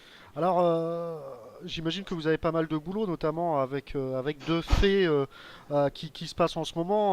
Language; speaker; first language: French; native; French